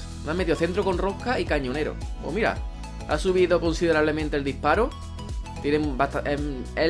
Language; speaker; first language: Spanish; native; Spanish